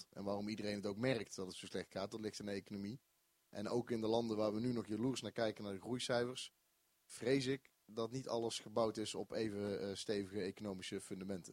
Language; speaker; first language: Dutch; native; Dutch